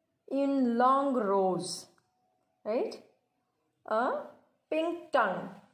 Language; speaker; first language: English; non-native, local second language; Punjabi